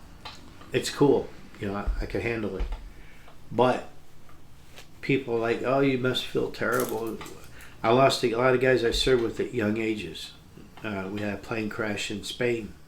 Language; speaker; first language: English; native; English